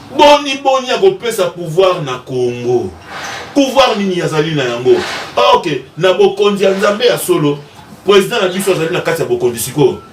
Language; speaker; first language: Lingala; non-native, local second language; Kongo